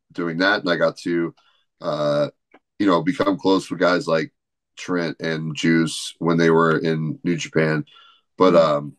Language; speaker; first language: English; native; English